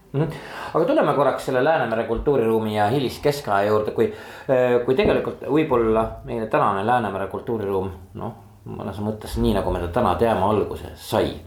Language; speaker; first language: Estonian; native; Estonian